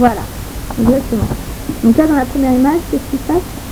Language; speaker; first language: French; native; French